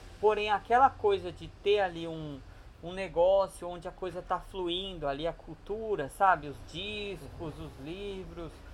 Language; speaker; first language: Portuguese; native; Portuguese